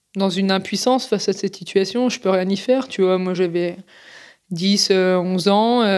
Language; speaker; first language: French; native; French